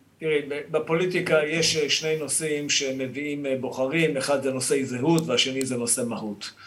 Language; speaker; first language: Hebrew; native; Hebrew